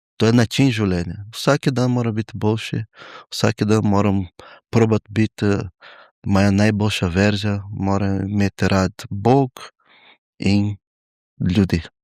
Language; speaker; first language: Slovenian; non-native, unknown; Portuguese